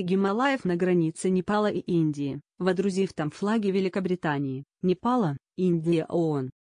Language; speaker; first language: Russian; native; Russian